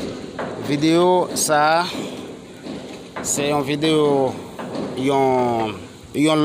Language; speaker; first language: French; non-native, learner; Haitian Creole